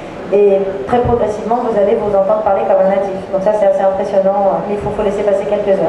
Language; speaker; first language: French; native; French